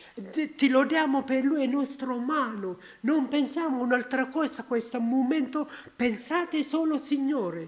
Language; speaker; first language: Italian; non-native, learner; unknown